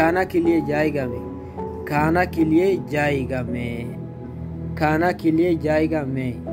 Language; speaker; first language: Hindi; non-native, learner; Arabic